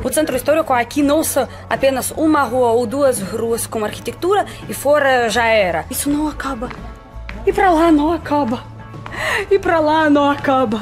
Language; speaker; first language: Portuguese; non-native, fluent; Russian